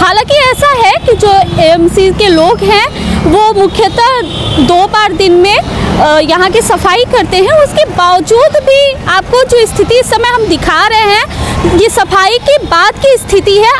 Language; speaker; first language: Hindi; native; Hindi